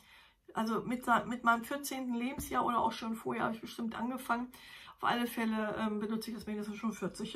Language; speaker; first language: German; native; German